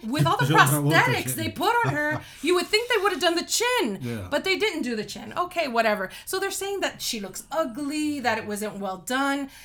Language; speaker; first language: English; native; English